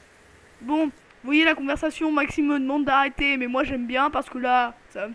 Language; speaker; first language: French; native; French